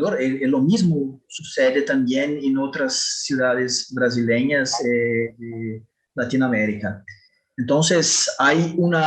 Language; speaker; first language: Spanish; non-native, fluent; Portuguese